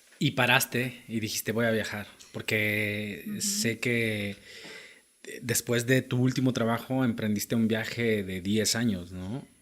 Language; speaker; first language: Spanish; native; Spanish